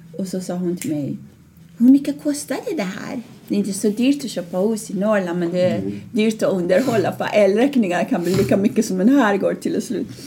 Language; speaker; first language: Swedish; non-native, fluent; Persian